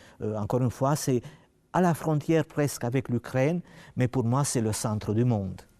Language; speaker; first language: French; non-native, fluent; Romanian